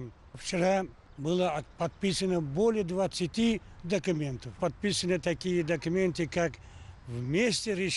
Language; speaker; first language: Russian; non-native, local second language; Uzbek